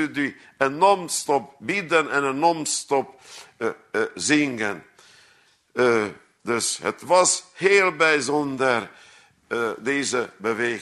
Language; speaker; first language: Dutch; non-native, fluent; Hungarian